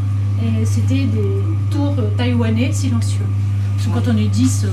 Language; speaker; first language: French; native; French